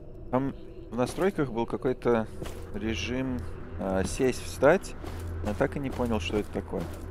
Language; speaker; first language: Russian; early bilingual, heritage; Russian